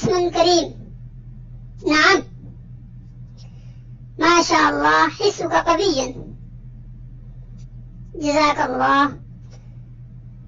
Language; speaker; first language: Arabic; non-native, fluent; Urdu